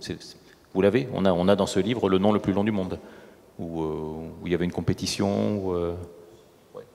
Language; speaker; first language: French; native; French